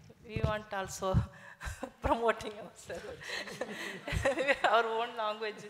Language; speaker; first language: English; non-native, local second language; Tamil